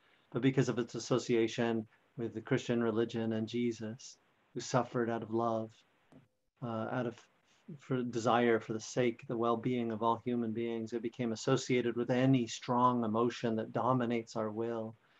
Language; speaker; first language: English; native; English